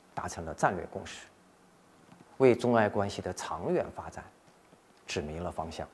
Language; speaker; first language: Chinese; native; Chinese